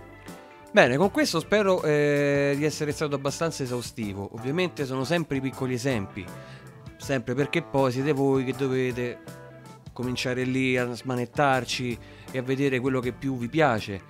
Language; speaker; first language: Italian; native; Italian